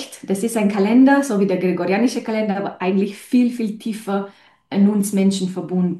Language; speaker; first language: German; non-native, fluent; Romanian